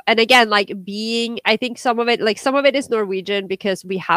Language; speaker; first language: English; non-native, fluent; Norwegian